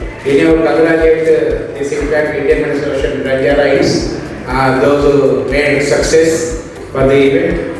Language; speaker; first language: English; non-native, local second language; Telugu